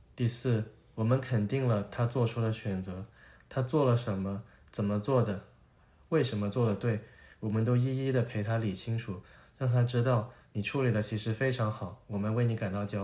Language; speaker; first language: Chinese; native; Chinese